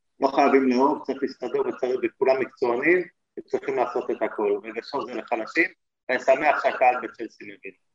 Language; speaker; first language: Hebrew; native; Hebrew